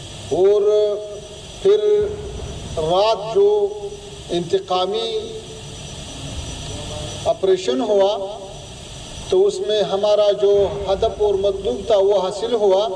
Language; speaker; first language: Hindi; non-native, fluent; Pashto